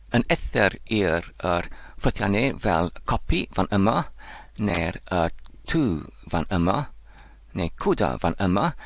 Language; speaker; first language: Welsh; non-native, learner; Polish